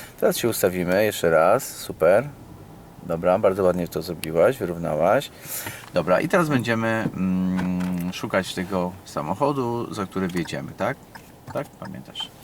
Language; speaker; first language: Polish; native; Polish